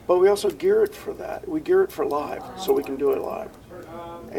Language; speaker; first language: English; native; English